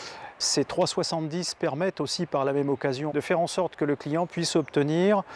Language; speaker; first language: French; native; French